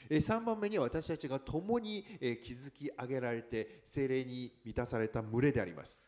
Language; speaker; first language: Japanese; non-native, fluent; Chinese